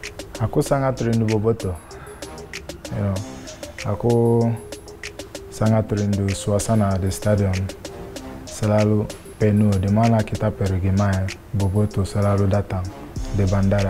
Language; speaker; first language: Indonesian; non-native, fluent; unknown